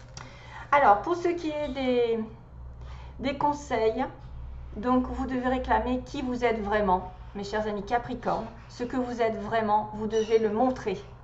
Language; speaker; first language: French; native; French